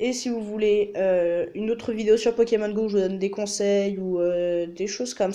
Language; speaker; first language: French; native; French